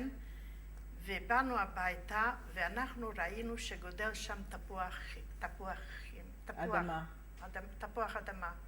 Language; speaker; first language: Hebrew; non-native, fluent; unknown